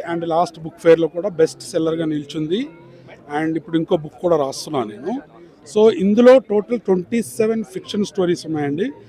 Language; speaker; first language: Telugu; non-native, local second language; Malayalam